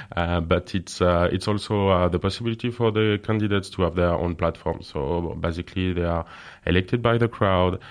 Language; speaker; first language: English; non-native, fluent; French